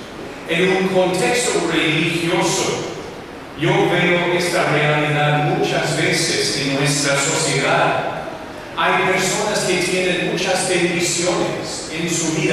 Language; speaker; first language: Spanish; non-native, learner; English